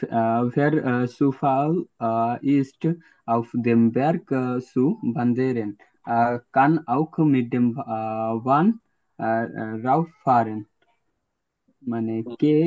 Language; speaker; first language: German; non-native, learner; Bangla